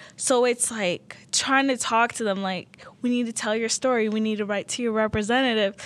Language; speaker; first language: English; early bilingual, other home language; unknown